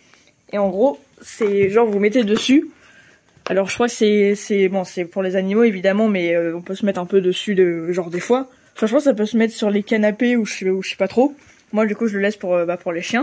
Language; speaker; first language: French; native; French